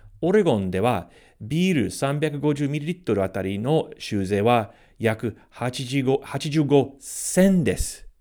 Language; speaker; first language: Japanese; non-native, fluent; English